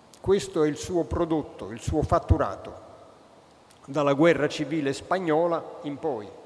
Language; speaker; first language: Italian; native; Italian